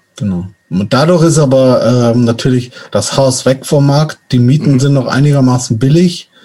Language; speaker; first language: German; native; German